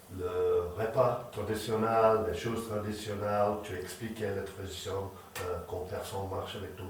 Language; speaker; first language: French; non-native, learner; English